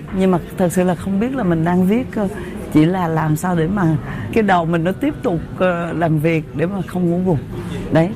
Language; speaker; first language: Vietnamese; early bilingual, other home language; French